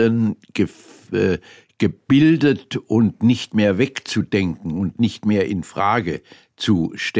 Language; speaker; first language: German; native; German